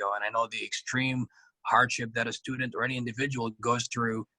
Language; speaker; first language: English; non-native, fluent; Arabic